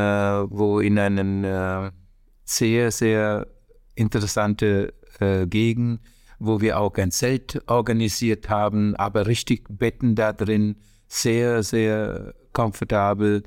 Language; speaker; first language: German; non-native, fluent; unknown